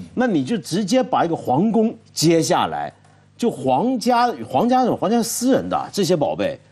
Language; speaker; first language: Chinese; native; Chinese